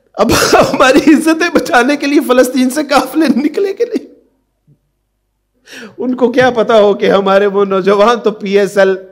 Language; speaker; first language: Urdu; non-native, local second language; Punjabi